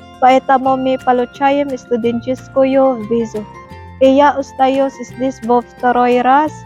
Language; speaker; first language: Russian; non-native, learner; Waray